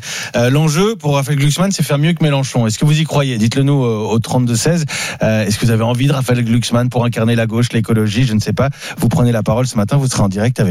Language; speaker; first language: French; native; French